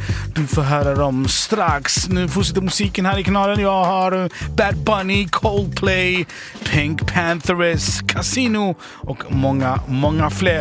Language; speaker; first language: Swedish; native; Swedish